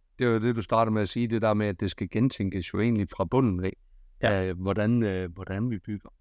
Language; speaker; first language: Danish; native; Danish